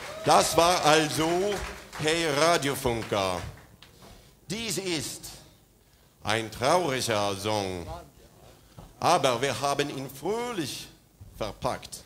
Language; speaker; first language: German; non-native, fluent; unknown